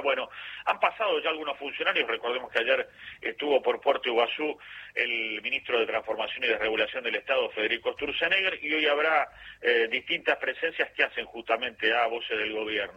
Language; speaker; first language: Spanish; native; Spanish